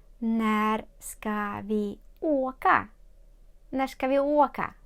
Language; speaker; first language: Swedish; non-native, fluent; Ukrainian